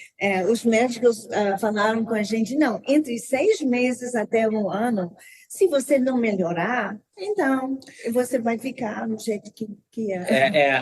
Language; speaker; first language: Portuguese; non-native, learner; English